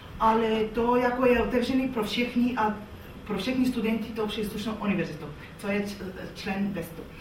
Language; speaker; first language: Czech; non-native, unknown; Bulgarian